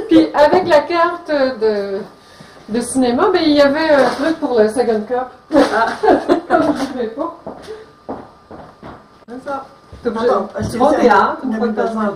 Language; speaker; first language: French; native; French